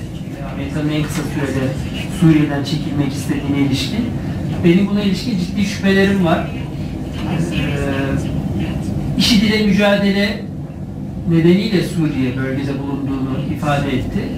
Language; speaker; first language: Turkish; native; Turkish